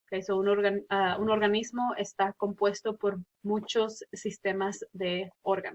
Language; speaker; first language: Spanish; early bilingual, heritage; Spanish